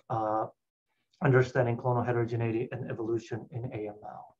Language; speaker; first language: English; non-native, fluent; Japanese